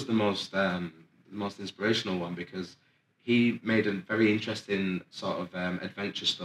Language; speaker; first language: English; native; English